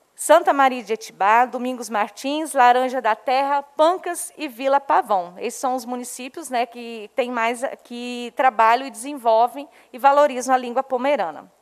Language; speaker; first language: Portuguese; non-native, local second language; Polish